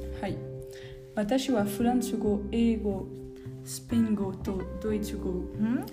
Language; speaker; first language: Japanese; non-native, learner; French